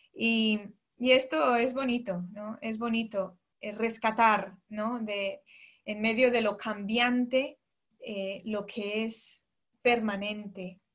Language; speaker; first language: Spanish; early bilingual, heritage; Spanish